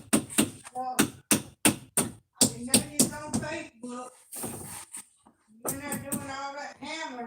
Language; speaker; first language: English; native; English